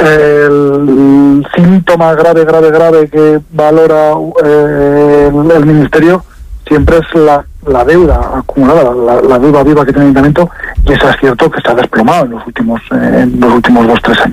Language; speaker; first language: Spanish; native; Spanish